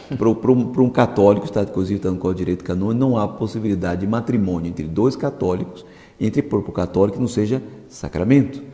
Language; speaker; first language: Portuguese; native; Portuguese